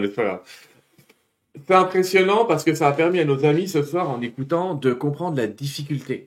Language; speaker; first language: French; native; French